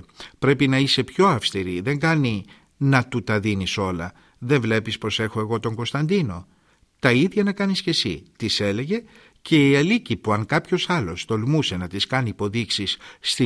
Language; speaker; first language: Greek; native; Greek